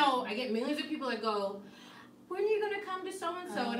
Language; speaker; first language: English; native; English